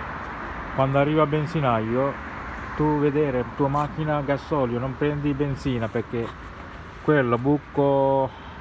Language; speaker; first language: Italian; non-native, learner; Sinhala